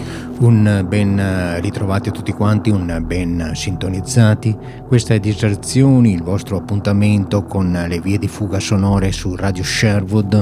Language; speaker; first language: Italian; native; Italian